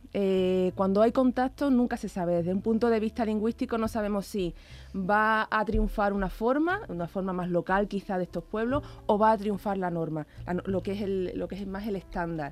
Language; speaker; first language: Spanish; native; Spanish